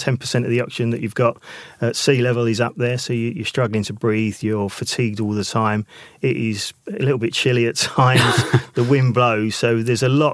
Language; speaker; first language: English; native; English